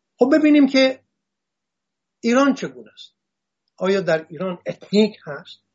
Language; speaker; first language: Persian; non-native, local second language; Assyrian Neo-Aramaic